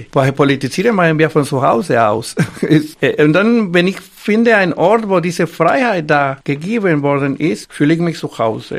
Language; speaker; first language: German; non-native, fluent; Spanish